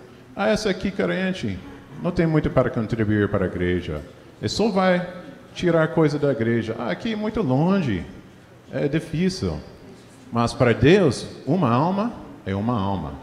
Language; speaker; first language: Portuguese; non-native, fluent; English